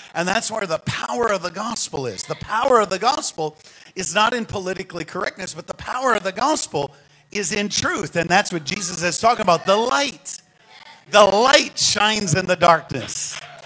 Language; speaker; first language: English; native; English